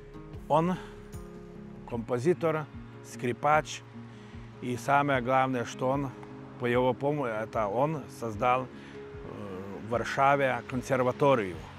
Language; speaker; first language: Russian; non-native, local second language; Lithuanian